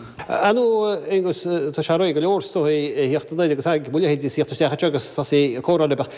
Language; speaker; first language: Irish; native; Irish